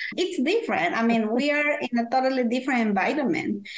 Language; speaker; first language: English; non-native, fluent; Spanish